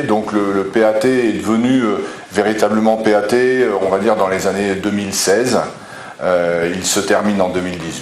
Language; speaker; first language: French; native; French